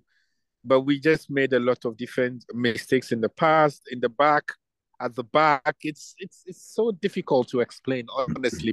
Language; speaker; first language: English; non-native, local second language; Akan